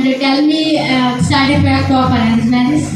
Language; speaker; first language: English; non-native, learner; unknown